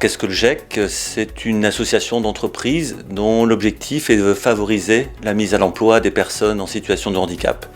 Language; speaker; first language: French; native; French